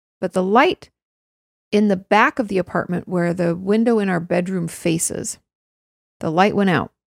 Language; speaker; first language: English; native; English